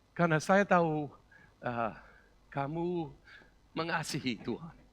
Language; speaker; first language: Indonesian; non-native, learner; English